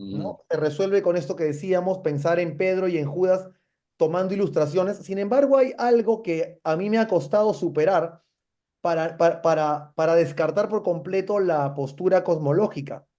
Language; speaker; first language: Spanish; native; Spanish